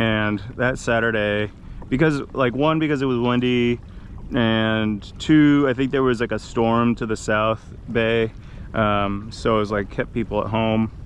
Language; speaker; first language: English; native; English